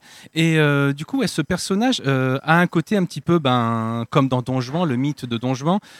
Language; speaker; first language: French; native; French